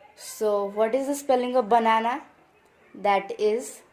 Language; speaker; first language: English; non-native, local second language; Hindi